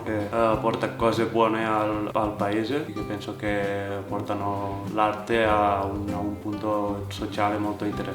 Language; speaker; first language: Italian; non-native, fluent; Spanish